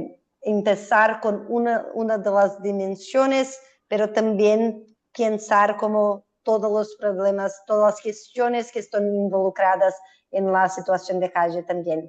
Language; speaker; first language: Spanish; non-native, fluent; Portuguese